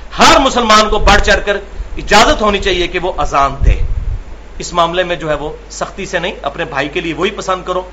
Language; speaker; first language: Urdu; non-native, local second language; Punjabi